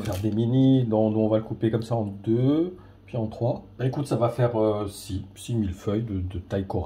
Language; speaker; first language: French; native; French